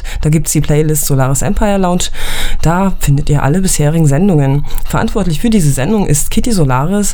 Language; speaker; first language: German; native; German